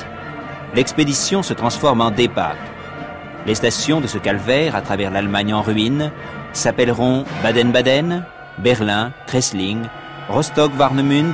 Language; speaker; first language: French; native; French